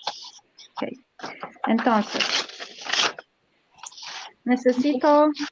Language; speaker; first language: Spanish; non-native, learner; Polish